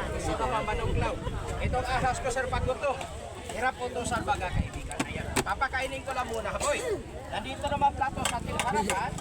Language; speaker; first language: Filipino; non-native, local second language; Cebuano